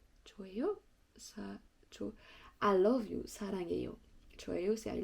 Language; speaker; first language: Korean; non-native, learner; French